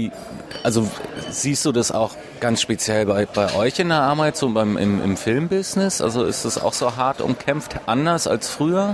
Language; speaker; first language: German; native; German